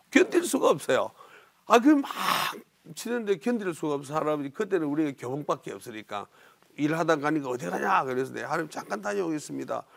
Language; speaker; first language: Korean; native; Korean